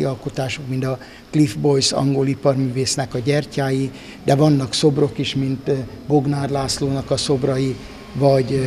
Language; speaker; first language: Hungarian; native; Hungarian